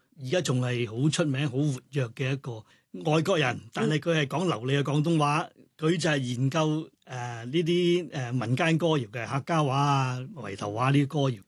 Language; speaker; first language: Cantonese; non-native, local second language; Hakka Chinese